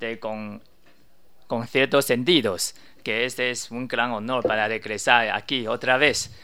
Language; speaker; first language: Spanish; non-native, learner; Chinese